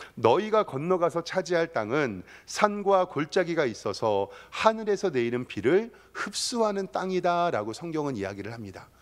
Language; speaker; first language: Korean; native; Korean